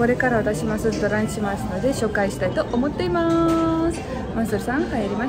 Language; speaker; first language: Japanese; non-native, fluent; Romanian